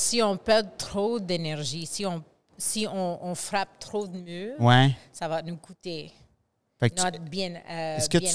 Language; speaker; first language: French; non-native, fluent; English